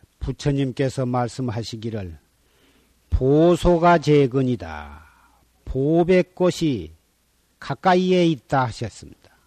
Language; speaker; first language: Korean; native; Korean